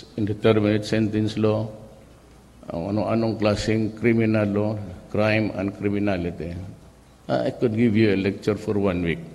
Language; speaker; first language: English; non-native, local second language; Cebuano